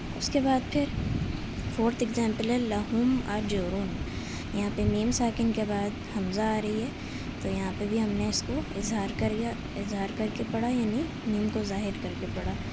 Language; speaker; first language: Urdu; native; Urdu